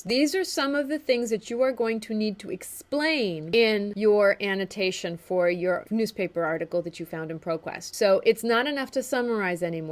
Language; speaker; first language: English; native; English